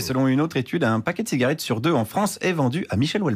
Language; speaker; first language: French; native; French